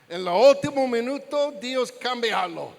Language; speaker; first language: Spanish; non-native, learner; English